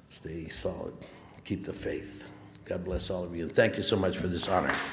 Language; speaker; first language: English; early bilingual, other home language; Spanish